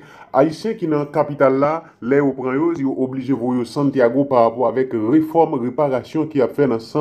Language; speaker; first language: Haitian Creole; native; Haitian Creole